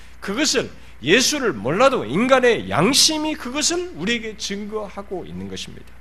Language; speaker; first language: Korean; native; Korean